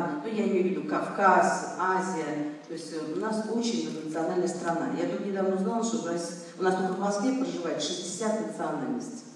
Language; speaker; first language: Russian; native; Russian